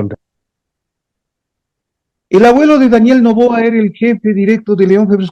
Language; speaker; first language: Spanish; native; Spanish